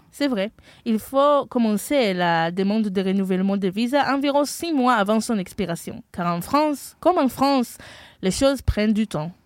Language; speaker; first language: French; non-native, fluent; Hebrew